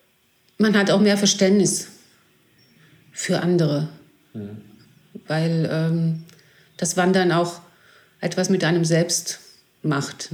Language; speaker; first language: German; non-native, fluent; Greek